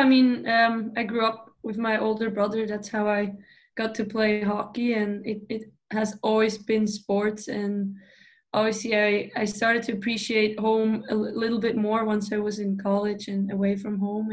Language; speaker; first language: English; non-native, fluent; Swiss German